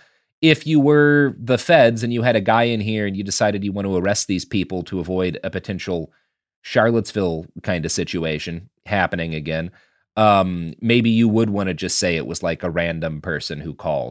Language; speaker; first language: English; native; English